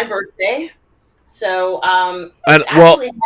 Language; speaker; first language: English; native; English